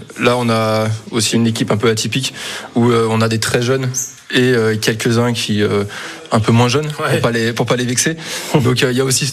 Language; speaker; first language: French; native; French